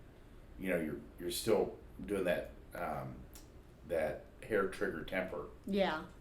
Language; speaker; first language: English; native; English